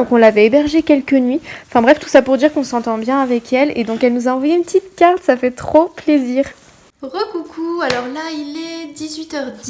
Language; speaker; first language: French; native; French